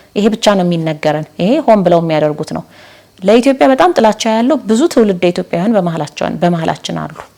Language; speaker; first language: Amharic; native; Amharic